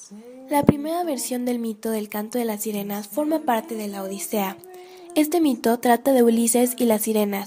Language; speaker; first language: Spanish; native; Spanish